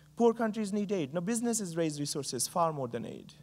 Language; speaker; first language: English; non-native, local second language; Bangla